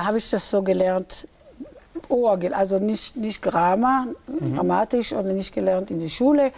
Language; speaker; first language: German; early bilingual, heritage; German